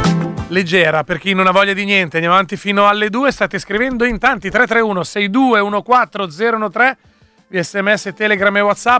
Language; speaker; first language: Italian; native; Italian